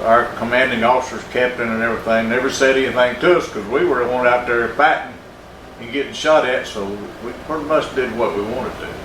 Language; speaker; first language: English; native; English